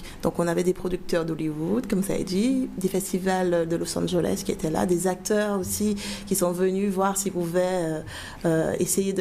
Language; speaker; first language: French; native; French